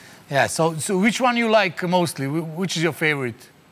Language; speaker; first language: English; non-native, fluent; Serbian